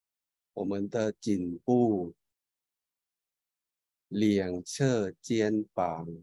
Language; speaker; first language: Chinese; non-native, fluent; Thai